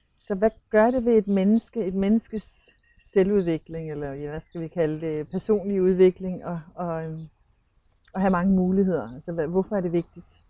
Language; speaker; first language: Danish; native; Danish